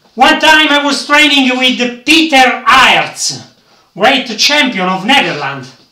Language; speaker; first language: English; non-native, learner; Italian